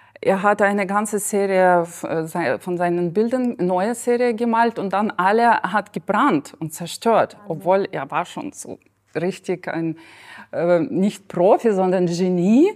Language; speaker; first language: German; non-native, fluent; Ukrainian